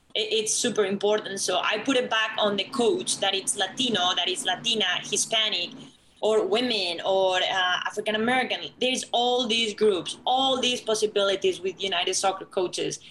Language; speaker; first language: English; non-native, fluent; Spanish